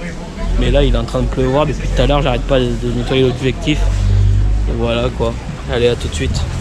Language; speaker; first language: French; native; French